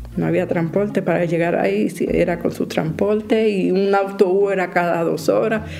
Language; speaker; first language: Spanish; native; Spanish